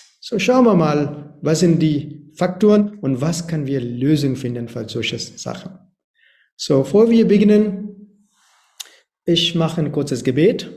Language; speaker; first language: German; non-native, learner; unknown